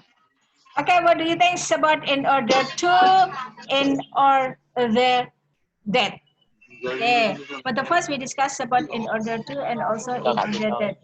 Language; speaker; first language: English; non-native, learner; Indonesian